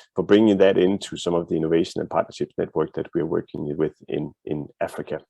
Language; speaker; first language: English; non-native, fluent; Danish